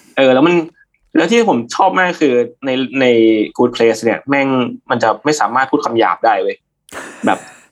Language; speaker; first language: Thai; native; Thai